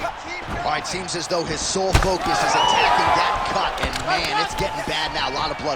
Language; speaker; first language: English; native; English